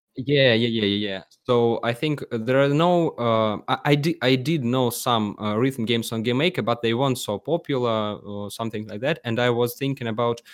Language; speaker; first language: English; non-native, learner; Russian